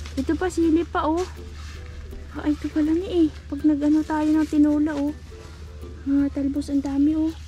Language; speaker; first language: Filipino; non-native, local second language; Iloko